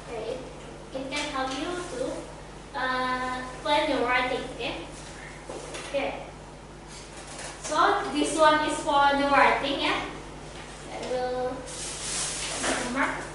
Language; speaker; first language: English; non-native, fluent; Indonesian